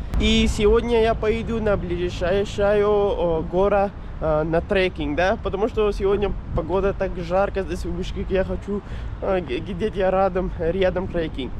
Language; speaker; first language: Russian; non-native, learner; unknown